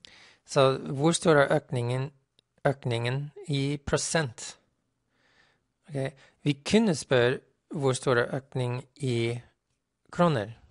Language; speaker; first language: Norwegian; non-native, fluent; English